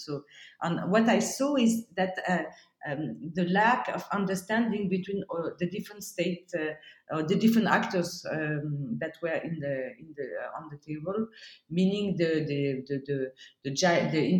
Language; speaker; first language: English; non-native, fluent; French